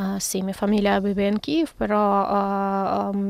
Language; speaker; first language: Spanish; non-native, learner; Ukrainian